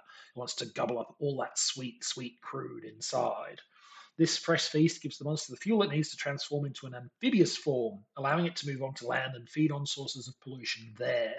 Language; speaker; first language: English; native; English